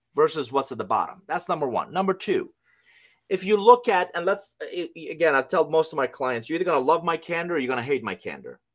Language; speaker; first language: English; non-native, fluent; Persian